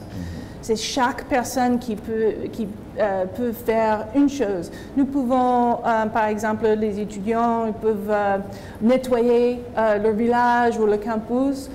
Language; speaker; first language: French; non-native, fluent; English